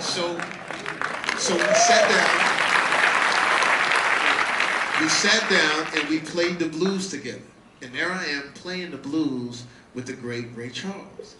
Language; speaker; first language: English; native; English